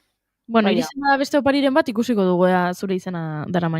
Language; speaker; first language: Basque; native; Basque